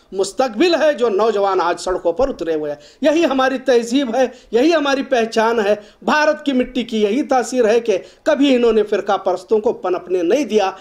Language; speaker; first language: Hindi; non-native, local second language; Urdu